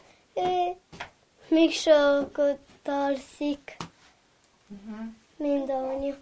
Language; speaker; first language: Hungarian; early bilingual, heritage; Hungarian